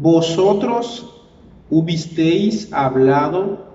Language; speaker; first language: Spanish; non-native, learner; Haitian Creole